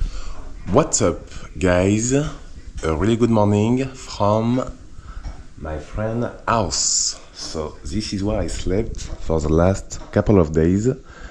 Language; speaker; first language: English; non-native, fluent; Spanish